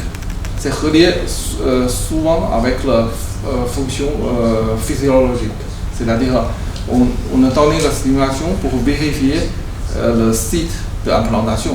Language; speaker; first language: French; non-native, learner; Chinese